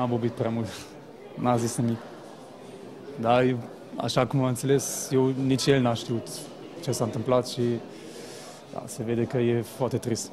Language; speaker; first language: Romanian; early bilingual, heritage; Romanian